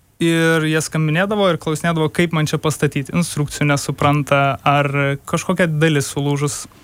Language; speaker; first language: Lithuanian; early bilingual, heritage; German